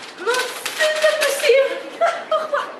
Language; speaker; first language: French; non-native, learner; Spanish